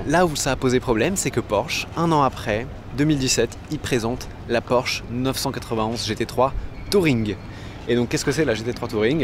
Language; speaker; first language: French; native; French